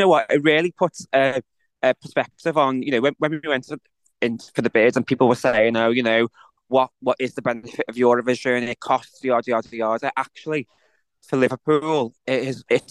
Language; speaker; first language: English; native; English